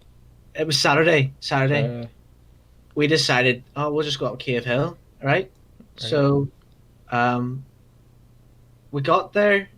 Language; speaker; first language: English; native; English